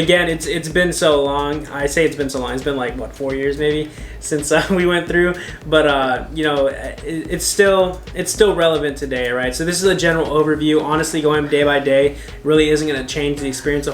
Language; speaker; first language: English; native; English